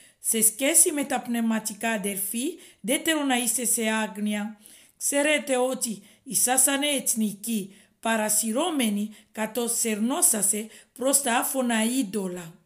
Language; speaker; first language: Greek; non-native, fluent; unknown